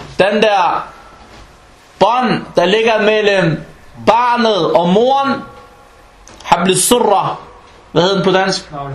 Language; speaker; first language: Danish; non-native, fluent; Arabic